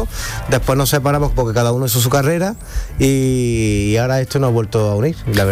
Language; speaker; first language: Spanish; native; Spanish